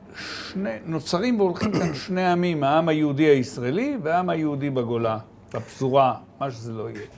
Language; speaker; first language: Hebrew; native; Hebrew